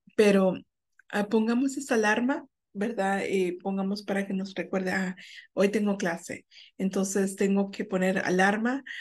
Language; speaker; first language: Spanish; non-native, fluent; English